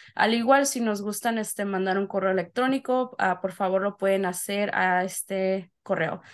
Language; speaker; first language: Spanish; early bilingual, heritage; Spanish